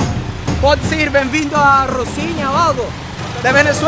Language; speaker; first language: Portuguese; non-native, learner; Spanish